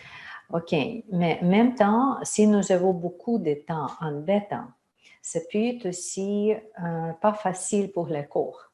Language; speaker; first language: French; non-native, fluent; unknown